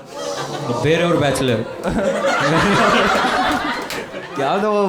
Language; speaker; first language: Kannada; native; Kannada